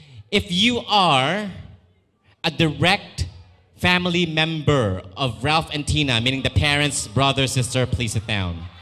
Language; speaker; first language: English; non-native, local second language; Filipino